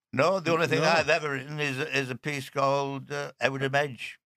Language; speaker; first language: English; native; English